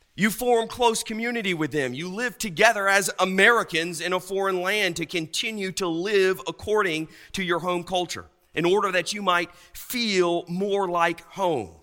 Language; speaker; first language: English; native; English